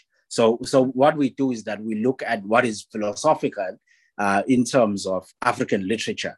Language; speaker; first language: English; non-native, local second language; Zulu